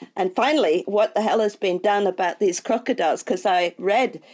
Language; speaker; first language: English; native; English